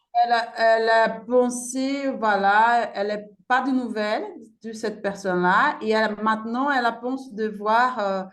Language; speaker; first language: French; non-native, fluent; Portuguese